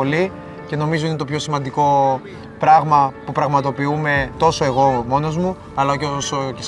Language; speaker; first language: Greek; native; Greek